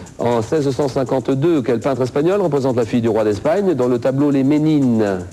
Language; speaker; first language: French; native; French